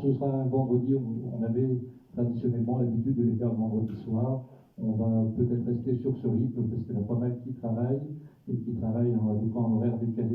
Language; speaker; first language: French; native; French